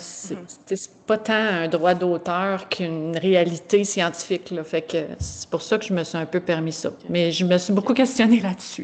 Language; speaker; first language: French; native; French